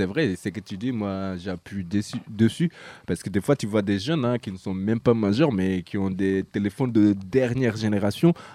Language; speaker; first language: French; native; French